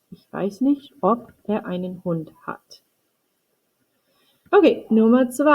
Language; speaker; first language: German; non-native, fluent; English